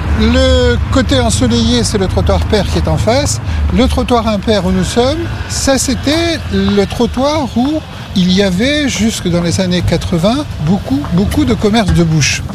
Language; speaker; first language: French; native; French